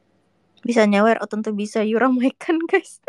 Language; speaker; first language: Indonesian; native; Indonesian